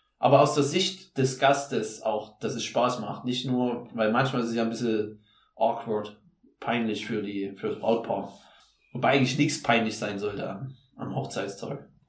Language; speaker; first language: German; native; German